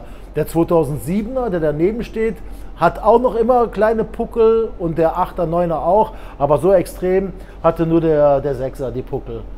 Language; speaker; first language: German; native; German